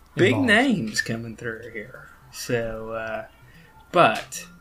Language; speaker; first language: English; native; English